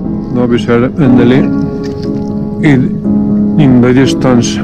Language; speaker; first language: Norwegian; non-native, fluent; Spanish